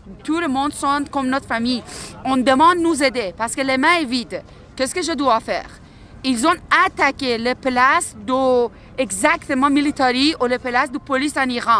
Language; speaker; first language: French; non-native, local second language; Persian